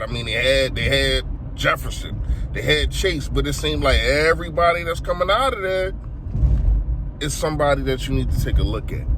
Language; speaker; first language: English; native; English